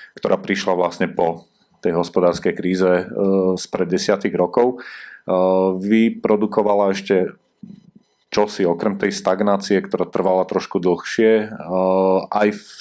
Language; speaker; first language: Slovak; native; Slovak